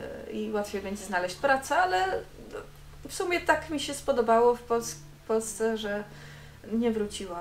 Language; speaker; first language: Polish; non-native, fluent; Dutch